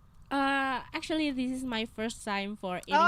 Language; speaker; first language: English; non-native, learner; Indonesian